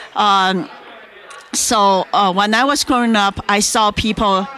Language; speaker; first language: English; non-native, fluent; Chinese